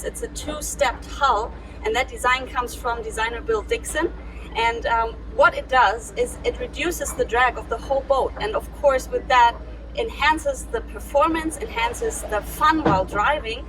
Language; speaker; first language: English; non-native, fluent; German